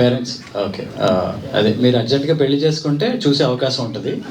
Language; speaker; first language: Telugu; native; Telugu